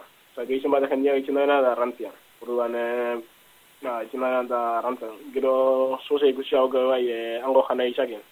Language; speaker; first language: Basque; non-native, learner; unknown